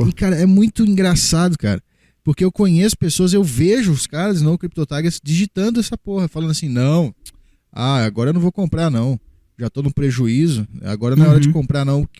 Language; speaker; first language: Portuguese; native; Portuguese